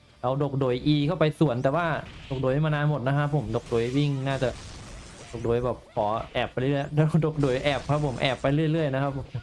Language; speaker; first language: Thai; native; Thai